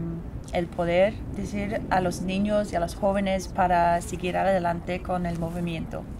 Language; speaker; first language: Spanish; non-native, fluent; English